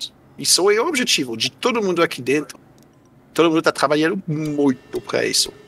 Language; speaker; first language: Portuguese; non-native, fluent; French